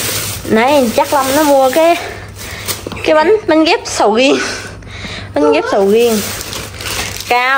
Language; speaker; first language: Vietnamese; native; Vietnamese